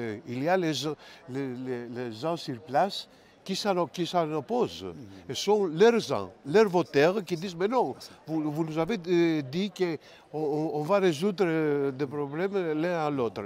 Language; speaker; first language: French; non-native, fluent; Greek